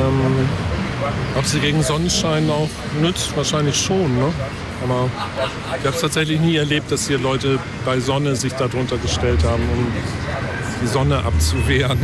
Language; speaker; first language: German; native; German